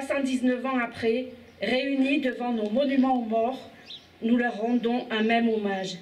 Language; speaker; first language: French; native; French